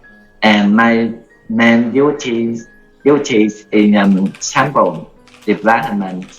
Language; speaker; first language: English; non-native, learner; Vietnamese